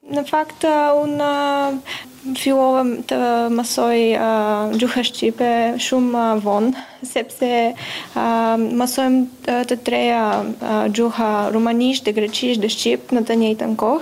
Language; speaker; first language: Albanian; non-native, learner; Bulgarian